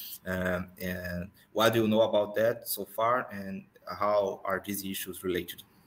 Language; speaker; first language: English; non-native, fluent; Portuguese